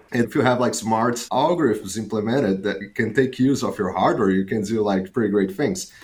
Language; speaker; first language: English; non-native, fluent; Portuguese